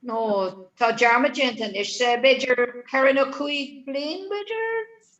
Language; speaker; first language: Irish; non-native, learner; English